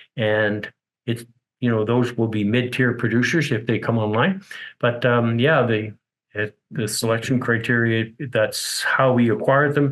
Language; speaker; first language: English; native; English